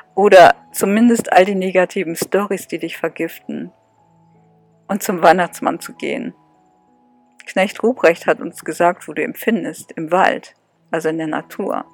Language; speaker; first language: German; native; German